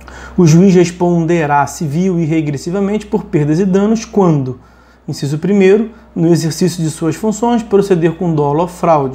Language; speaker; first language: Portuguese; native; Portuguese